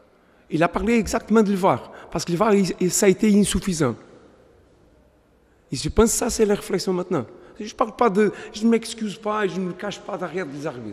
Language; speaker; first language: French; non-native, fluent; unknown